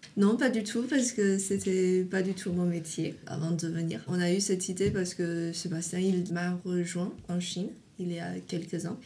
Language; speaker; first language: French; non-native, fluent; Chinese